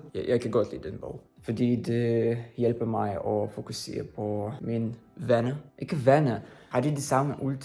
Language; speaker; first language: Danish; non-native, learner; Russian